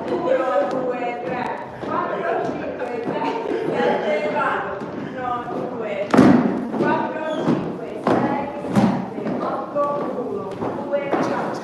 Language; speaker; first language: Italian; native; Italian